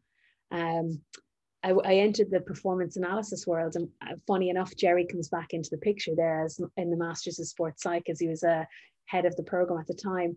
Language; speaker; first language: English; native; English